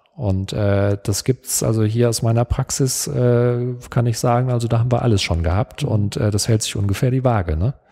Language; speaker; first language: German; native; German